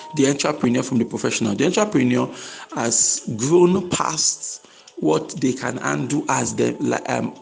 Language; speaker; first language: English; non-native, local second language; Yoruba